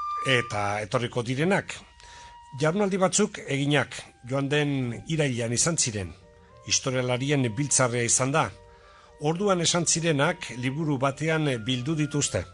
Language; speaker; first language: Basque; native; Basque